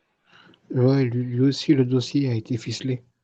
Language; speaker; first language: French; native; French